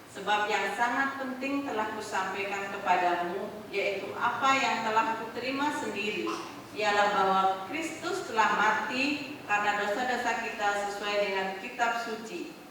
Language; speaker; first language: Indonesian; native; Indonesian